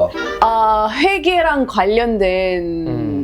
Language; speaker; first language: Korean; non-native, fluent; Arabic